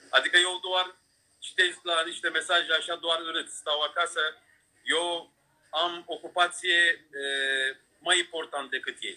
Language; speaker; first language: Romanian; non-native, fluent; Turkish